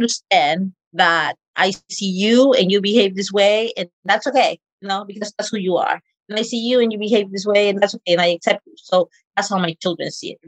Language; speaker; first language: English; early bilingual, other home language; Spanish